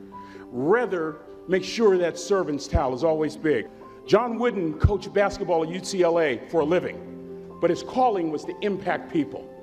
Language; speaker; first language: English; native; English